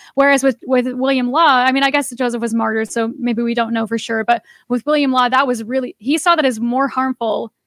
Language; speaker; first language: English; native; English